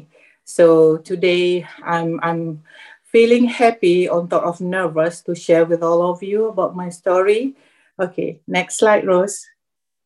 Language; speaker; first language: English; non-native, local second language; Malay